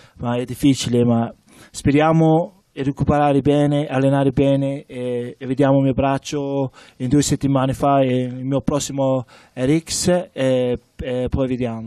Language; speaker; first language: Italian; non-native, learner; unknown